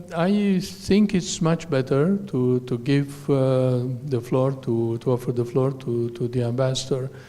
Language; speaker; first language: English; non-native, fluent; Romanian